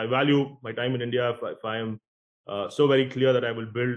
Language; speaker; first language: English; non-native, local second language; Konkani